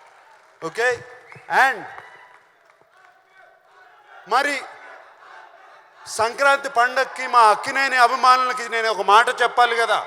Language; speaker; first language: Telugu; native; Telugu